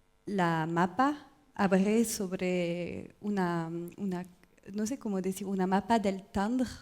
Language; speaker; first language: Spanish; non-native, learner; French